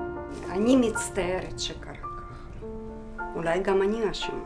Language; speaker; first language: Hebrew; non-native, fluent; Russian